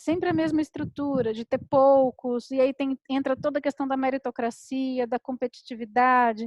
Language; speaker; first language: Portuguese; native; Portuguese